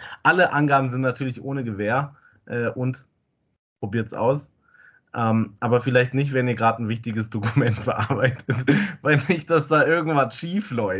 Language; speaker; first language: German; native; German